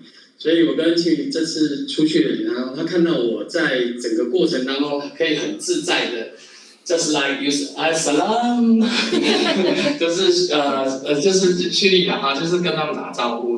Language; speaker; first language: Chinese; native; Chinese